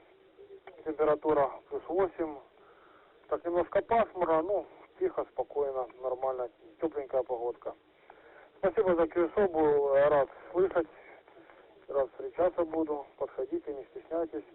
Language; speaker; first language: Russian; native; Russian